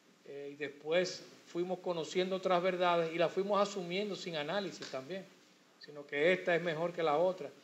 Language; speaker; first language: Spanish; native; Spanish